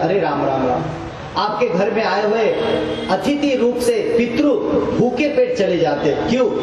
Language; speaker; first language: Hindi; non-native, local second language; Marathi